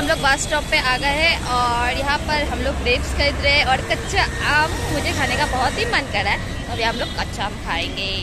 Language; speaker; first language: Hindi; non-native, local second language; Bangla